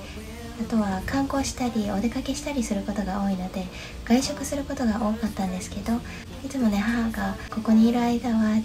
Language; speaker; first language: Japanese; native; Japanese